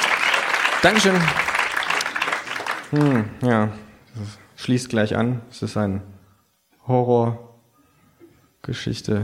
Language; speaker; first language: German; native; German